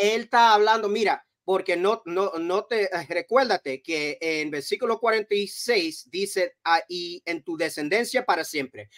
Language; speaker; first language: Spanish; early bilingual, heritage; Spanish